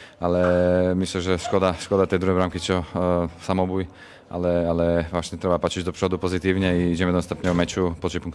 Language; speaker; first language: Polish; non-native, fluent; Slovak